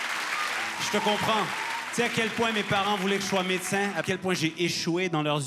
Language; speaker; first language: French; native; French